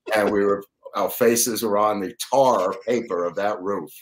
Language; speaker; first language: English; native; English